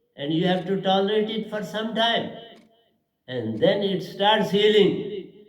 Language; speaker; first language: English; non-native, local second language; Hindi